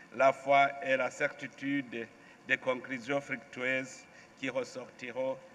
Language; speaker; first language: French; non-native, local second language; Rundi